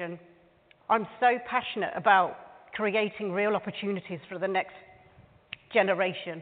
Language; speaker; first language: English; native; English